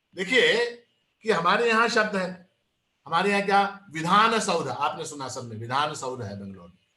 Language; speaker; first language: Hindi; non-native, local second language; Kannada